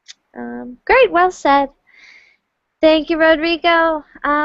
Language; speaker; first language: English; native; English